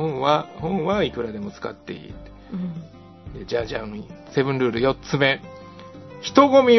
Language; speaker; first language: Japanese; native; Japanese